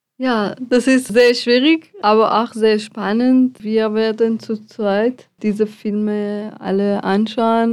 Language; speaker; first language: German; non-native, fluent; Persian